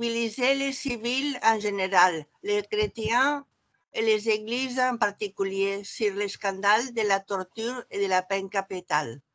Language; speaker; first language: French; non-native, fluent; Catalan